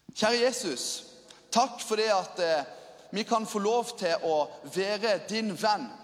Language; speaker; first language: Norwegian; native; Norwegian